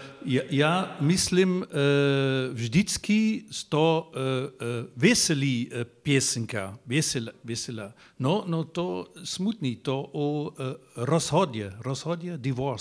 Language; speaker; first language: Czech; non-native, learner; Dutch